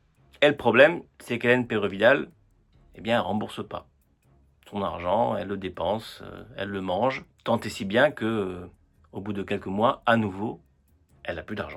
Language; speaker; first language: French; native; French